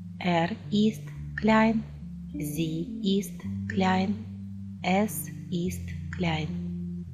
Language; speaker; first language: German; non-native, fluent; Ukrainian